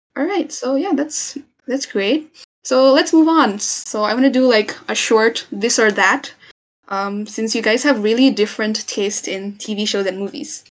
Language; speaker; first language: English; non-native, local second language; Nepali